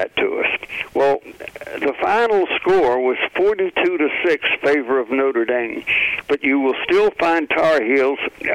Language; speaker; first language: English; native; English